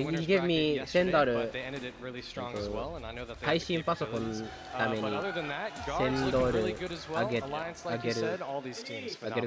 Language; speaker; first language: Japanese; non-native, learner; Filipino